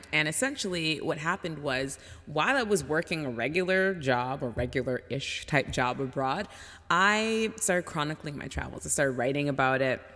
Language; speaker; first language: English; native; English